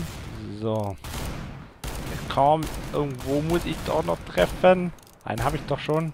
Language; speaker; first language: German; native; German